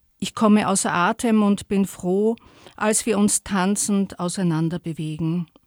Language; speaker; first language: German; native; German